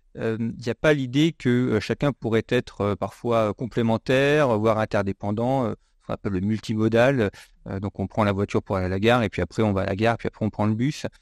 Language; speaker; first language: French; native; French